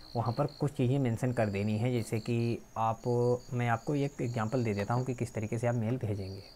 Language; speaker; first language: Hindi; native; Hindi